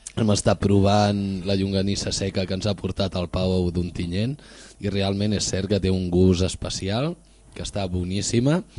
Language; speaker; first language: Catalan; native; Catalan